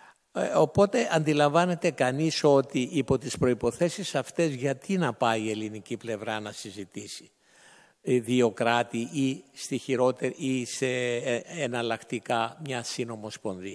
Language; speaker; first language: Greek; native; Greek